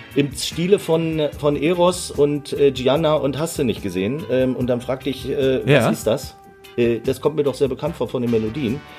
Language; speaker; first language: German; native; German